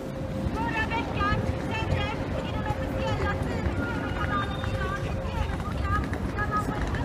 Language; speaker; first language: Swedish; non-native, fluent; Azerbaijani